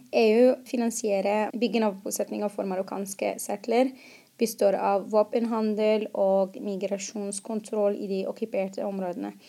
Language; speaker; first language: Norwegian; non-native, fluent; Arabic